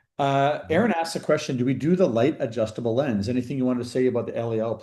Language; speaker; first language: English; native; English